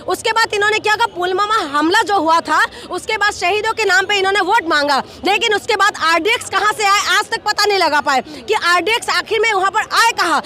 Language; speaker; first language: Hindi; non-native, local second language; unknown